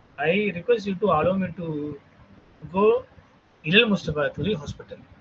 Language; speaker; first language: English; non-native, local second language; Tamil